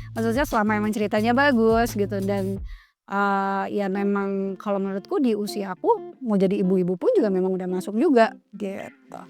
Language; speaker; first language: Indonesian; native; Indonesian